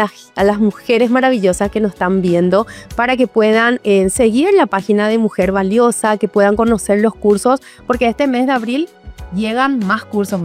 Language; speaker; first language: Spanish; native; Spanish